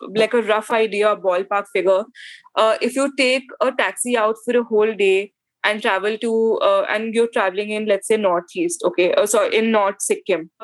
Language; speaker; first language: English; non-native, local second language; Hindi